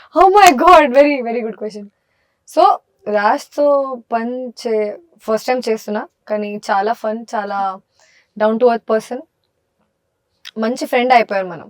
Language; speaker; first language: Telugu; non-native, local second language; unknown